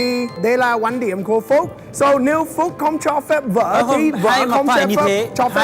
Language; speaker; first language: Vietnamese; non-native, learner; English